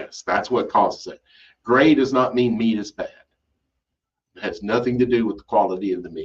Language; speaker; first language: English; native; English